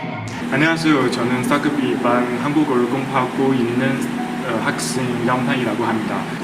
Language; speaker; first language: Korean; non-native, learner; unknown